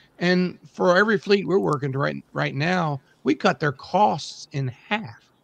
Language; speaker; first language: English; native; English